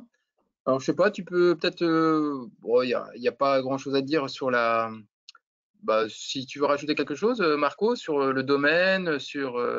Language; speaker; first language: French; native; French